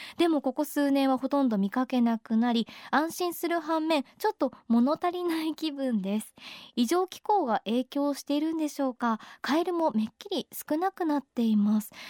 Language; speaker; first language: Japanese; native; Japanese